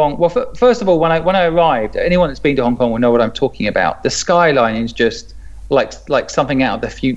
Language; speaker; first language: English; native; English